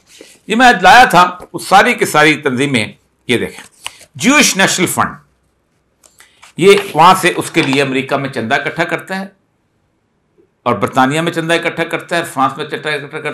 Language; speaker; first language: Urdu; native; Urdu